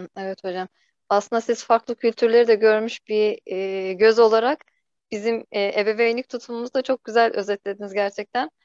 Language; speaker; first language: Turkish; native; Turkish